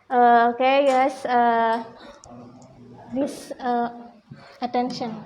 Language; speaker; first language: English; non-native, learner; Indonesian